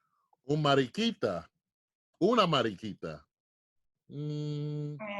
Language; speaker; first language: Spanish; non-native, learner; English